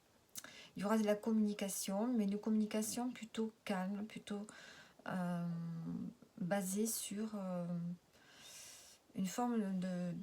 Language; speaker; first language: French; native; French